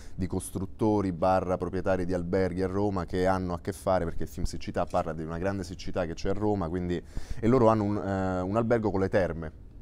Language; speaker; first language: Italian; native; Italian